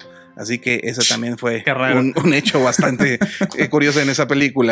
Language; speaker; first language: Spanish; native; Spanish